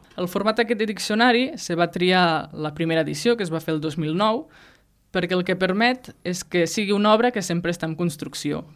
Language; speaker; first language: Catalan; native; Catalan